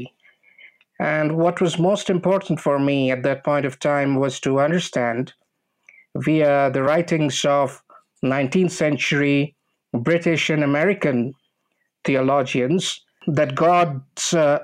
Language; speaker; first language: English; non-native, local second language; Bangla